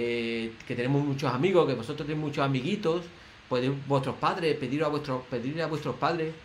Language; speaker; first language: Spanish; native; Spanish